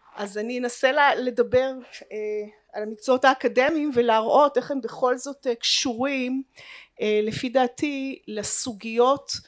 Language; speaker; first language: Hebrew; native; Hebrew